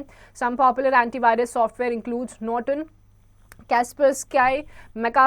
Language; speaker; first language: English; non-native, local second language; Hindi